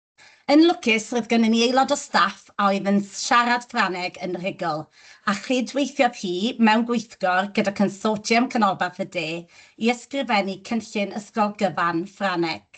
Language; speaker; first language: Welsh; native; Welsh